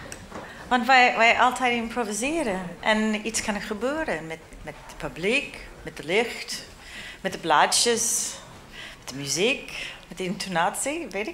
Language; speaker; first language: Dutch; non-native, learner; English